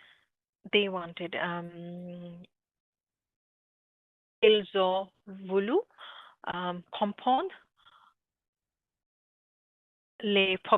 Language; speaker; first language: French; non-native, learner; Bangla